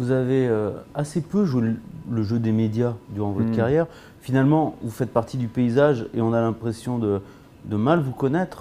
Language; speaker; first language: French; native; French